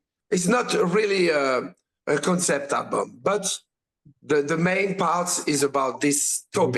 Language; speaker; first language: English; non-native, learner; French